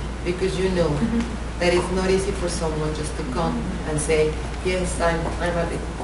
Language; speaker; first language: English; non-native, fluent; Spanish